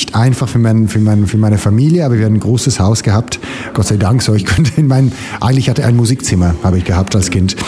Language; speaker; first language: German; non-native, fluent; Italian